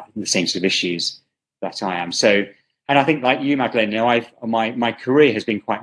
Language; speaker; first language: English; native; English